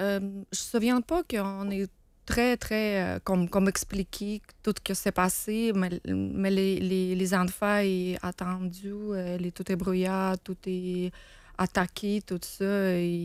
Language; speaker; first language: French; non-native, learner; Ukrainian